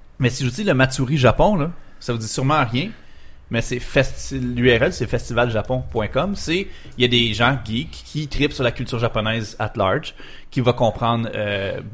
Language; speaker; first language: French; native; French